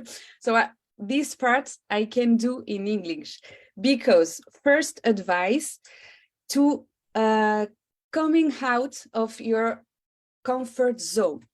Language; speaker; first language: English; non-native, learner; French